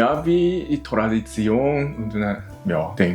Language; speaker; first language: German; non-native, learner; Japanese